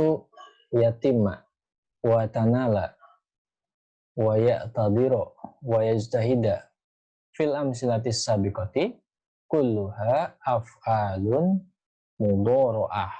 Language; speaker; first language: Arabic; non-native, fluent; Indonesian